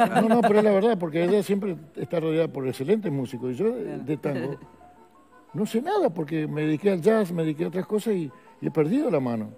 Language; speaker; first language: Spanish; native; Spanish